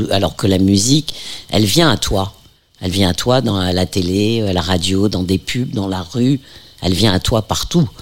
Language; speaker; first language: French; early bilingual, heritage; French